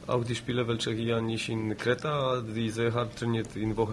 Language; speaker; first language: German; non-native, fluent; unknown